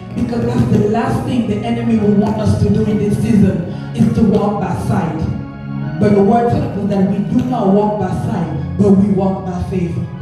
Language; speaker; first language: English; native; English